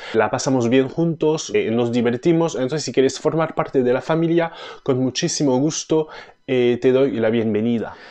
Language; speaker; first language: Spanish; non-native, fluent; French